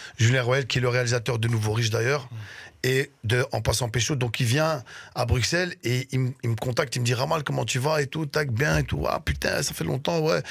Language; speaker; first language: French; early bilingual, other home language; Arabic